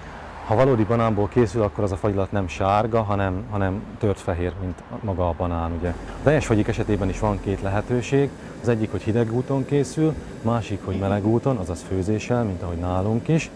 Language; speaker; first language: Hungarian; native; Hungarian